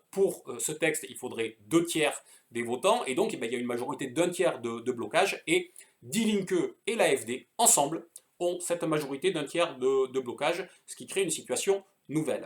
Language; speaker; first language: French; native; French